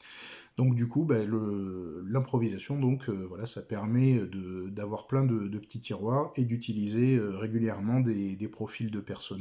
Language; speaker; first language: French; native; French